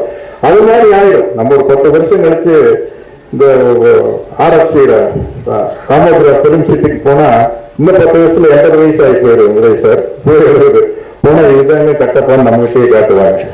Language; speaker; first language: Tamil; native; Tamil